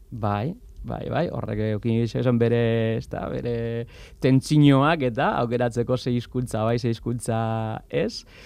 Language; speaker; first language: Basque; native; Basque